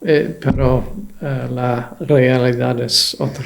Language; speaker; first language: Spanish; non-native, fluent; English